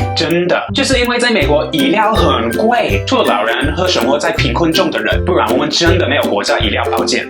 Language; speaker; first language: Chinese; non-native, fluent; English